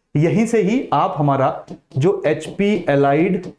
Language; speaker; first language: Hindi; native; Hindi